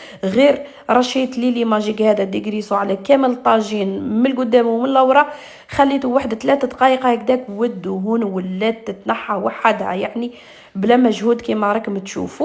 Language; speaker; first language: Arabic; native; Arabic